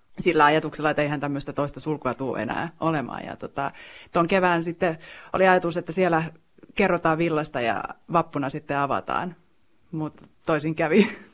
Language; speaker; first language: Finnish; non-native, local second language; Swedish